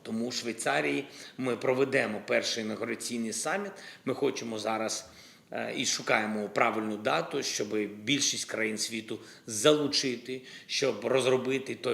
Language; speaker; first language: Ukrainian; non-native, local second language; Russian